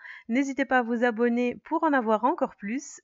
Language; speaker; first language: French; native; French